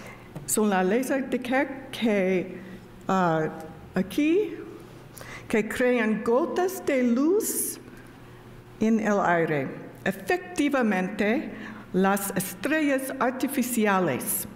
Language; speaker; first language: Spanish; non-native, learner; English